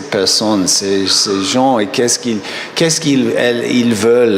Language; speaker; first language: French; non-native, fluent; English